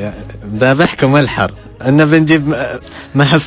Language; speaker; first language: Arabic; native; Arabic